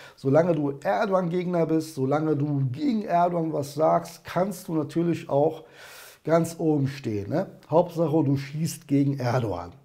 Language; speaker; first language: German; early bilingual, other home language; Turkish